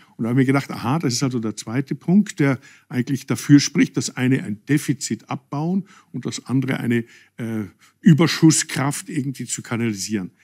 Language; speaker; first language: German; native; German